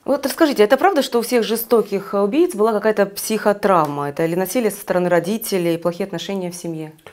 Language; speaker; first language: Russian; native; Russian